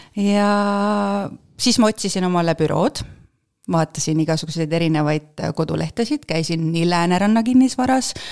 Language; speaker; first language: Estonian; native; Estonian